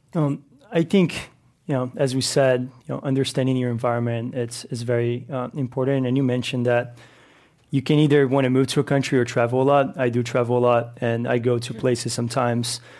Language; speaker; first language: English; non-native, fluent; Portuguese